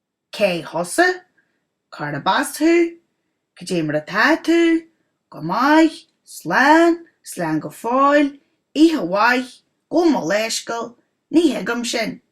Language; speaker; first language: Irish; non-native, local second language; English